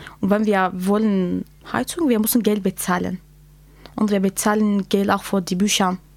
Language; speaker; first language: German; non-native, learner; Kurdish